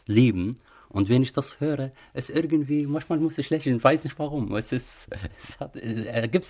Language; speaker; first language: German; non-native, fluent; Arabic